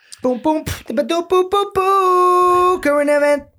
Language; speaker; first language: English; early bilingual, other home language; Spanish